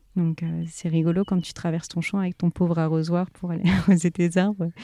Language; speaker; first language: French; native; French